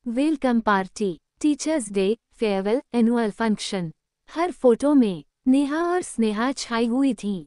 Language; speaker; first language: Hindi; native; Hindi